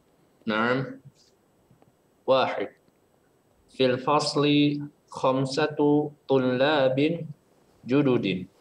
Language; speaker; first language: Arabic; non-native, learner; Indonesian